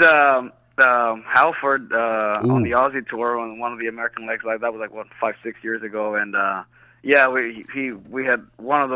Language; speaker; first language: English; non-native, fluent; Greek